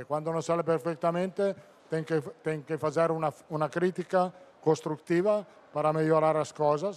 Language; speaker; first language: Portuguese; non-native, fluent; Italian